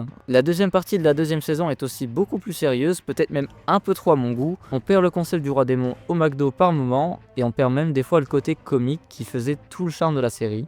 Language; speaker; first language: French; native; French